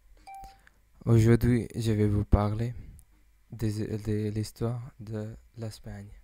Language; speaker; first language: French; non-native, learner; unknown